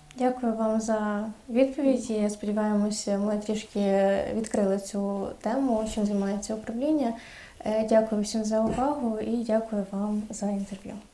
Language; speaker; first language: Ukrainian; native; Ukrainian